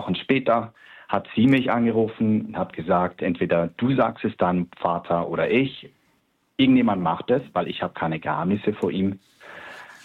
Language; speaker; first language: German; native; German